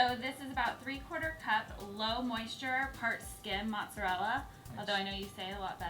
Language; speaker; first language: English; native; English